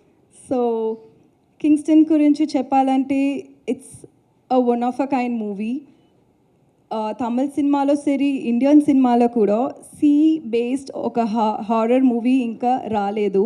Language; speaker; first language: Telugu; non-native, learner; Tamil